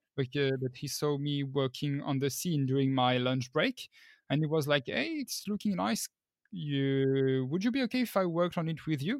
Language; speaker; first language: English; non-native, fluent; French